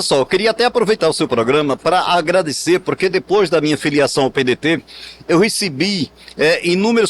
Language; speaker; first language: Portuguese; native; Portuguese